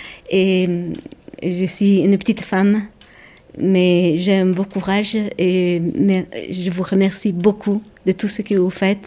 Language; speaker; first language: French; non-native, local second language; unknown